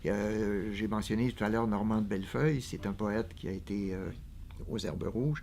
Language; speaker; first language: French; native; French